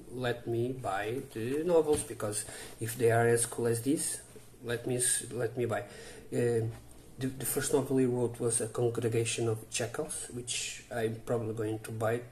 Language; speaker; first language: English; non-native, learner; Portuguese